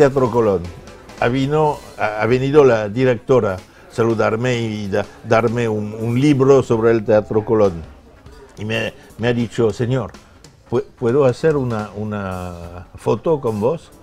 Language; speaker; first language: Spanish; non-native, fluent; French